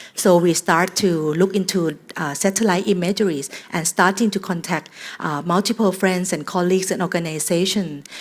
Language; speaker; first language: English; non-native, fluent; Thai